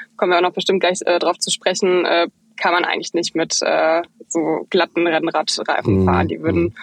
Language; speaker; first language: German; native; German